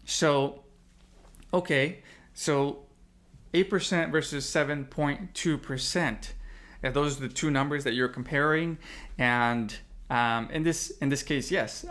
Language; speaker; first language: English; native; English